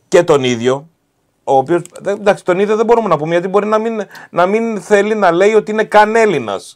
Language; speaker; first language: Greek; early bilingual, heritage; Greek